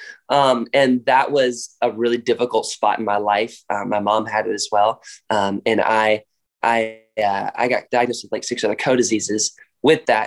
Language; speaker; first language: English; native; English